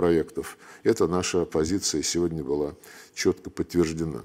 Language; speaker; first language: Russian; native; Russian